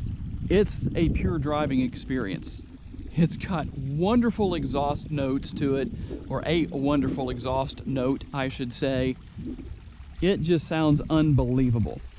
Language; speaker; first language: English; native; English